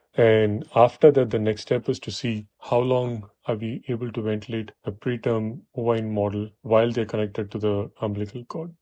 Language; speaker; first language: English; non-native, local second language; Tamil